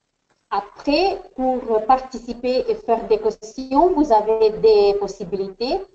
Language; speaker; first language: French; non-native, fluent; Spanish